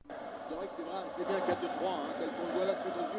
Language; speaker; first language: French; native; French